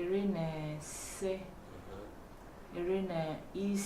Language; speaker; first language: Igbo; non-native, learner; Filipino